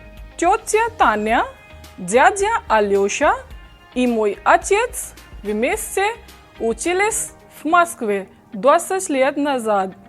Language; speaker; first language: Russian; non-native, fluent; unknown